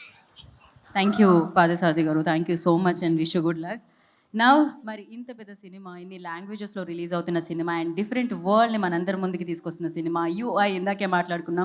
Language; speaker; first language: Telugu; native; Telugu